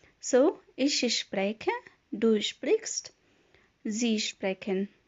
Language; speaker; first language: German; non-native, fluent; Hindi